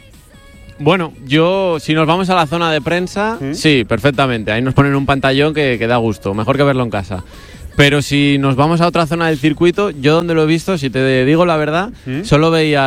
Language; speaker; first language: Spanish; native; Spanish